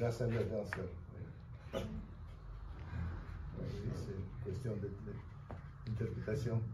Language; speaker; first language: French; non-native, fluent; Russian